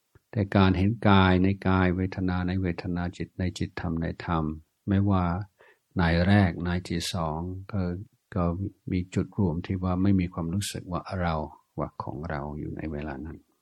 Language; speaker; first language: Thai; non-native, fluent; English